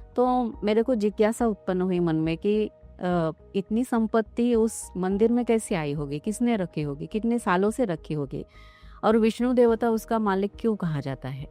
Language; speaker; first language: Hindi; non-native, local second language; Marathi